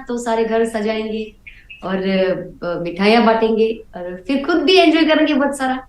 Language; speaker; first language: Hindi; non-native, local second language; Gujarati